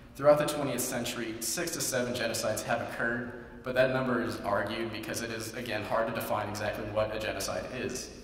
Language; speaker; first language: English; native; English